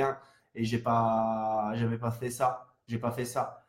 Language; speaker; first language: French; non-native, fluent; Italian